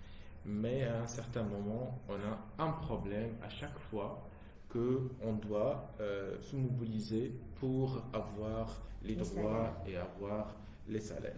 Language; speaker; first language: French; non-native, local second language; Arabic